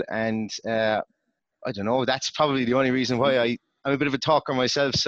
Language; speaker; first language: English; native; English